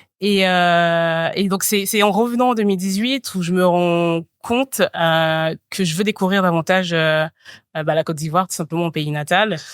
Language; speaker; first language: French; early bilingual, other home language; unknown